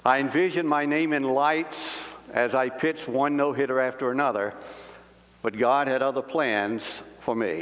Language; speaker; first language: English; native; English